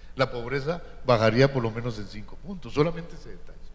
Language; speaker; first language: Spanish; native; Spanish